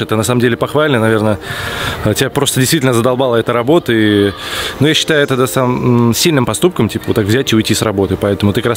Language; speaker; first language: Russian; native; Russian